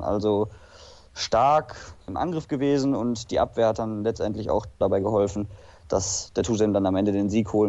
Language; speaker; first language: German; native; German